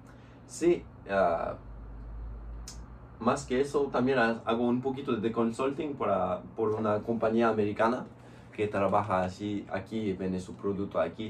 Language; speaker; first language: Spanish; non-native, fluent; English